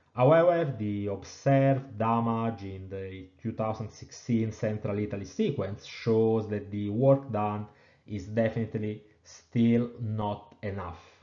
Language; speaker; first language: English; non-native, fluent; Italian